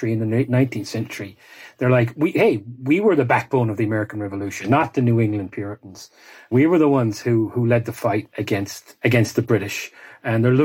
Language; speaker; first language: English; native; English